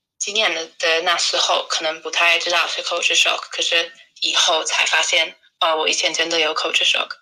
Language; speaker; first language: Chinese; non-native, fluent; English